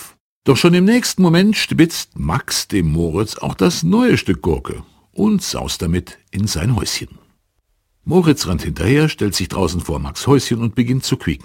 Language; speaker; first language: German; native; German